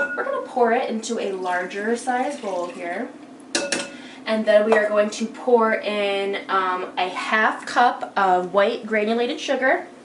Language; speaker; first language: English; native; English